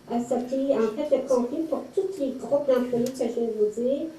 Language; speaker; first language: French; native; French